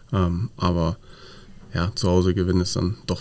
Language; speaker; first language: German; native; German